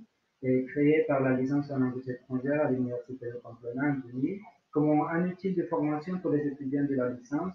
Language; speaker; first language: French; non-native, learner; Spanish